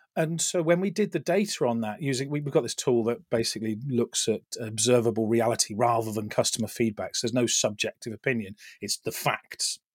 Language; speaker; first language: English; native; English